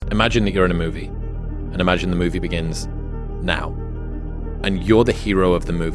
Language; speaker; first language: English; native; English